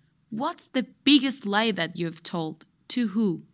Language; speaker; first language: English; non-native, fluent; Persian